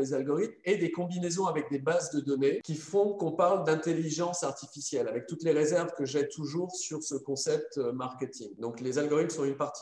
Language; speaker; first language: French; native; French